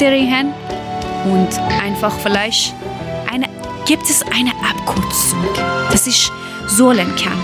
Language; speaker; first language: German; non-native, learner; Persian